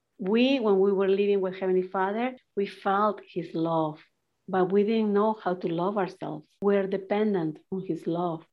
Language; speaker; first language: English; non-native, fluent; Spanish